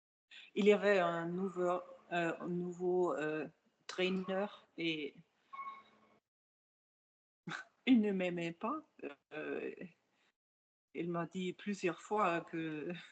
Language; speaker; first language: French; non-native, fluent; German